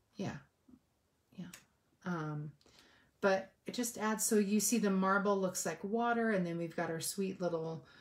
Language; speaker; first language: English; native; English